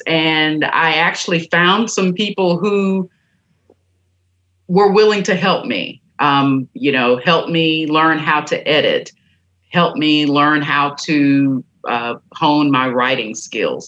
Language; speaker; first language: English; native; English